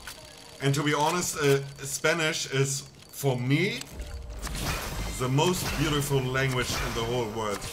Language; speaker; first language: English; non-native, fluent; German